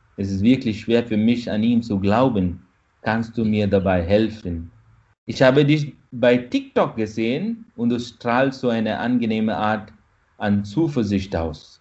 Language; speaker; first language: German; non-native, fluent; Malayalam